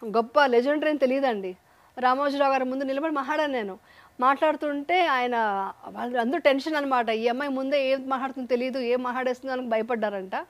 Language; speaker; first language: Telugu; native; Telugu